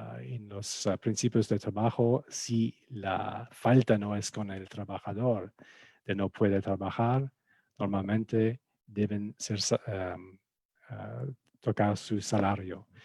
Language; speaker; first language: Spanish; non-native, fluent; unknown